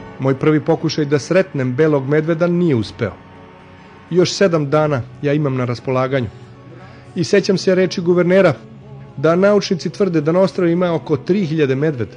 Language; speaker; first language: Serbian; native; Serbian